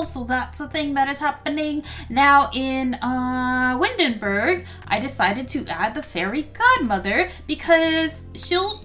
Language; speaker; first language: English; native; English